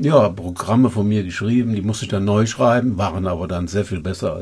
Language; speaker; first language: German; native; German